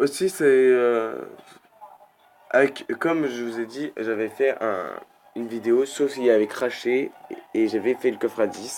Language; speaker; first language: French; native; French